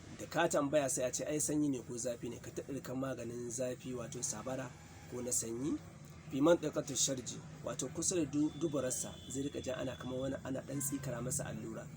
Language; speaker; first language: Hausa; native; Hausa